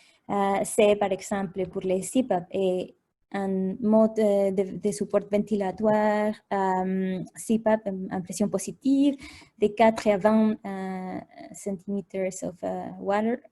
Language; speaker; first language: French; non-native, fluent; Spanish